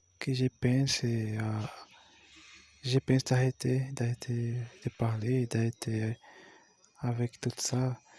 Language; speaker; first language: French; non-native, learner; Portuguese